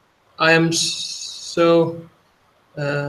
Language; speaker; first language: English; non-native, learner; Turkish